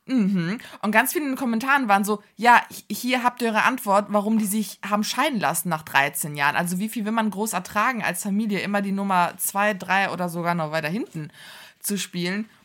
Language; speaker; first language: German; early bilingual, other home language; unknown